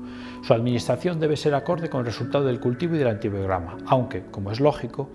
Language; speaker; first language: Spanish; native; Spanish